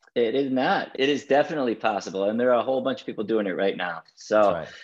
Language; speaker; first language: English; native; English